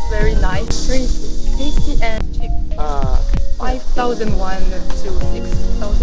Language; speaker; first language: English; non-native, fluent; Korean